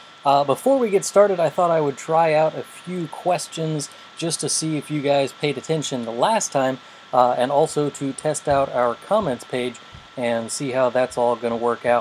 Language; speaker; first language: English; native; English